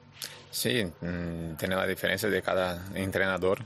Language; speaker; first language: Spanish; non-native, fluent; Portuguese